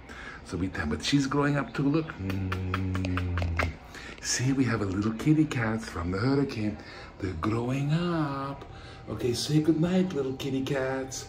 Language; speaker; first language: English; non-native, fluent; Hungarian